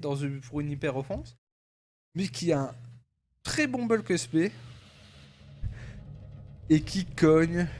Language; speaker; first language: French; native; French